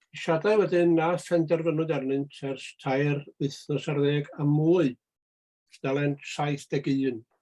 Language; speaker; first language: Welsh; native; Welsh